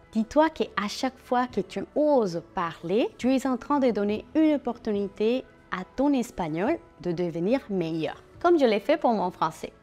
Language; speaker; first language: French; non-native, fluent; Spanish